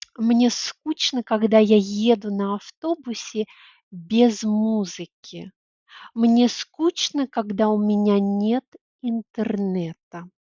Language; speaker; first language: Russian; native; Russian